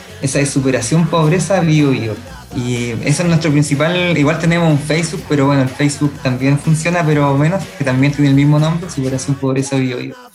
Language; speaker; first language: Spanish; native; Spanish